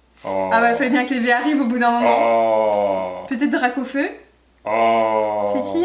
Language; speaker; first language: French; native; French